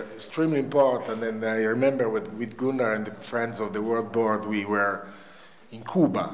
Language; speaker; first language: English; non-native, fluent; Italian